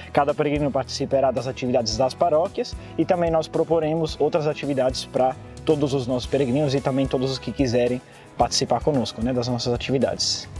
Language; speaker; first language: Portuguese; non-native, fluent; Italian